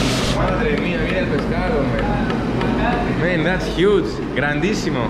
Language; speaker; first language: Spanish; non-native, learner; Greek